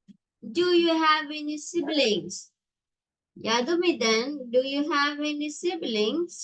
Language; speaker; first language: English; non-native, local second language; Tamil